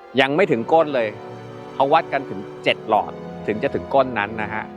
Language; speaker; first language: Thai; native; Thai